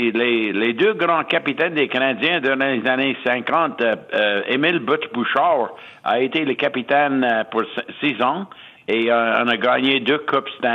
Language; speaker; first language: French; non-native, fluent; English